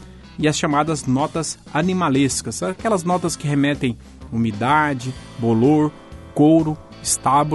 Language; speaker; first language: Portuguese; native; Portuguese